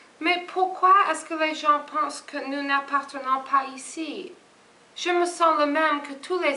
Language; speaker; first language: French; non-native, learner; English